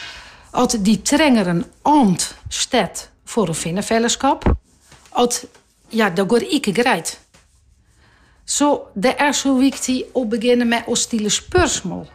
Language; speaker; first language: Norwegian; non-native, fluent; Dutch